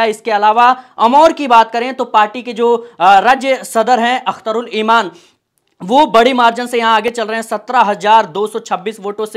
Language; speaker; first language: Hindi; native; Hindi